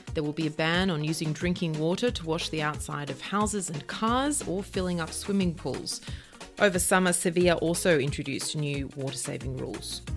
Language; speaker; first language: English; native; English